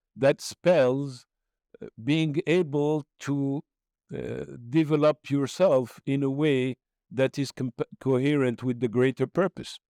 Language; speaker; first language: English; non-native, fluent; Arabic